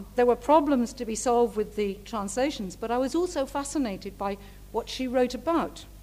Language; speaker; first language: English; native; English